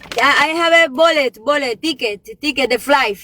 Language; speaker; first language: English; non-native, learner; Spanish